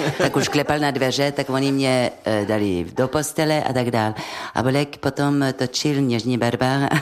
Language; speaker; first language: Czech; non-native, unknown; French